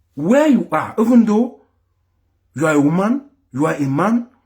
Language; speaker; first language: English; non-native, local second language; French